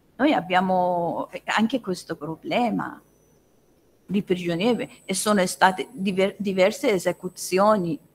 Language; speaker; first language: Italian; non-native, fluent; Persian